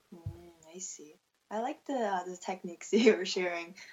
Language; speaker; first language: English; non-native, fluent; Chinese